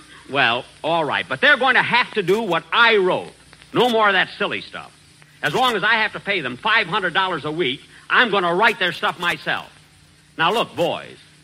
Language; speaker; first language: English; native; English